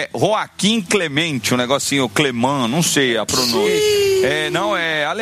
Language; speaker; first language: Portuguese; native; Portuguese